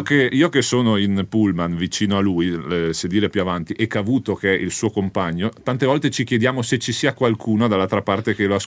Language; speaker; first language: Italian; native; Italian